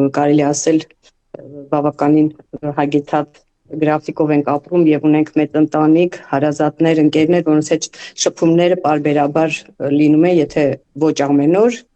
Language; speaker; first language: Armenian; native; Armenian